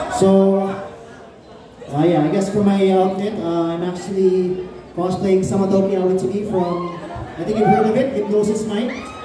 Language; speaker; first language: English; non-native, local second language; Filipino